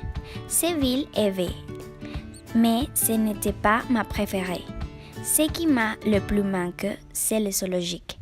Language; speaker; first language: French; non-native, learner; Spanish